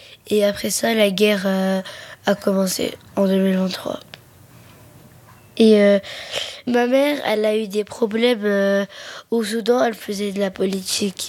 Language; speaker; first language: French; early bilingual, other home language; Arabic